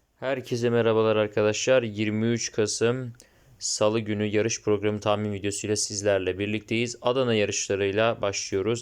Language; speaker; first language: Turkish; native; Turkish